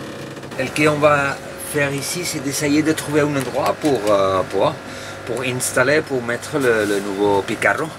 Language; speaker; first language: French; non-native, fluent; Spanish